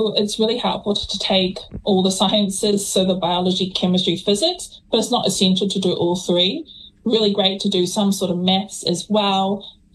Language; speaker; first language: English; native; English